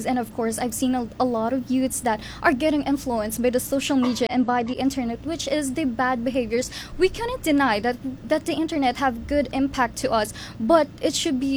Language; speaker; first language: English; non-native, local second language; Hiligaynon